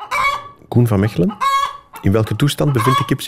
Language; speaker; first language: Dutch; native; Dutch